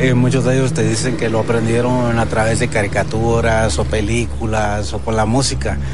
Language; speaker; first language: Spanish; early bilingual, heritage; Spanish